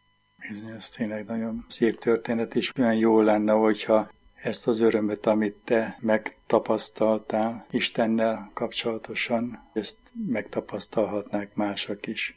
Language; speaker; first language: Hungarian; native; Hungarian